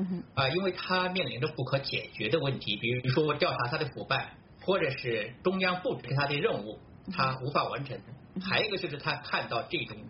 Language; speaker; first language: Chinese; native; Chinese